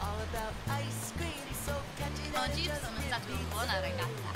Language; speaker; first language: Italian; non-native, learner; English